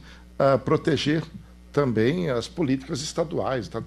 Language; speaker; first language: Portuguese; native; Portuguese